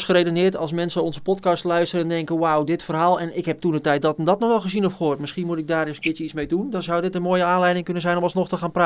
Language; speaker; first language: Dutch; native; Dutch